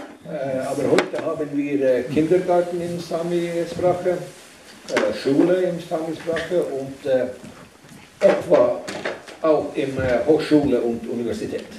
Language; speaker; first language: German; non-native, learner; Northern Sami